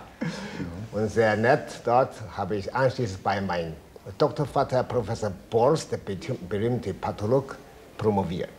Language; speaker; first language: German; non-native, fluent; Chinese